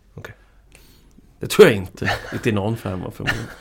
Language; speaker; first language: Swedish; native; Swedish